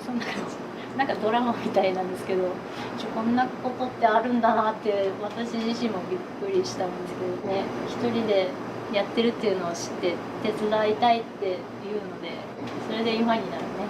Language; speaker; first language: Japanese; native; Japanese